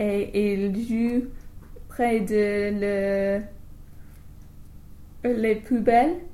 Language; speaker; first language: French; non-native, learner; English